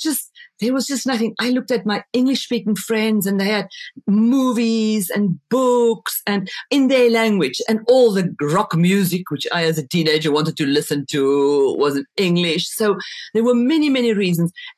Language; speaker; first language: English; non-native, local second language; Afrikaans